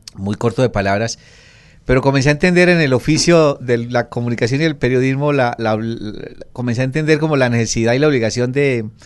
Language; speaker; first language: Spanish; native; Spanish